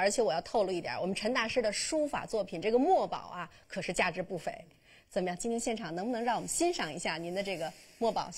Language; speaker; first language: Chinese; native; Chinese